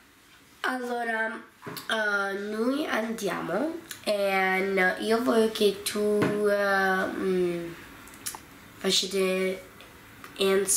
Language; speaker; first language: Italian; early bilingual, heritage; Italian